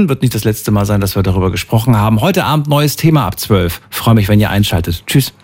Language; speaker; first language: German; native; German